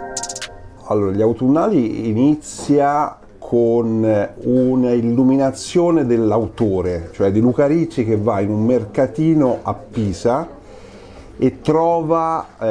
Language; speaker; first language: Italian; native; Italian